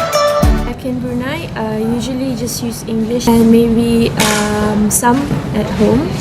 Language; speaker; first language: English; non-native, local second language; Malay